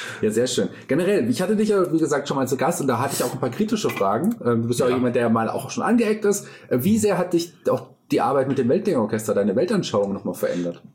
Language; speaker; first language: German; native; German